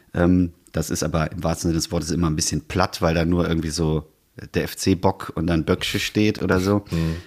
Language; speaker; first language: German; native; German